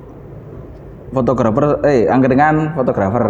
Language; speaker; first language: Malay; non-native, local second language; Javanese